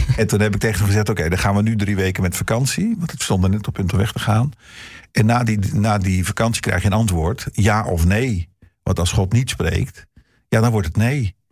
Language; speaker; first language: Dutch; early bilingual, heritage; Dutch